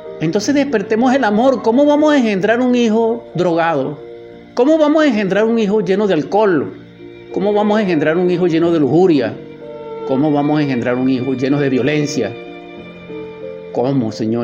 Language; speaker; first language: Spanish; native; Spanish